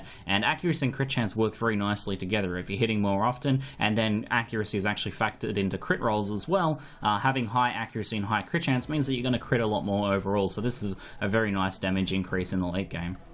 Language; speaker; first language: English; native; English